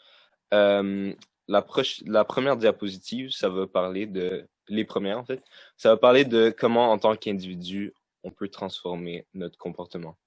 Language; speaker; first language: French; native; French